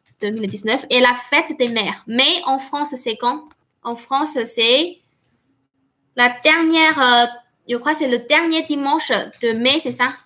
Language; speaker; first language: French; non-native, fluent; Chinese